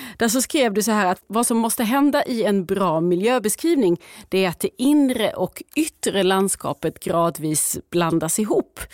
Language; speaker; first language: Swedish; native; Swedish